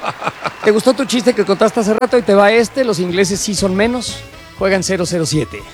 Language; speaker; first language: Spanish; native; Spanish